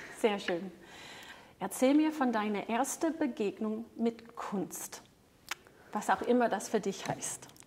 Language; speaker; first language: German; non-native, fluent; English